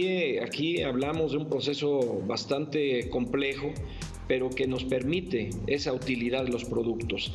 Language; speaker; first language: Spanish; native; Spanish